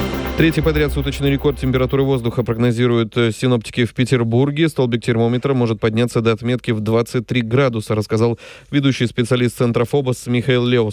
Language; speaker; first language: Russian; native; Russian